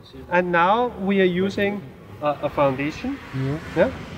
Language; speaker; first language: English; non-native, fluent; German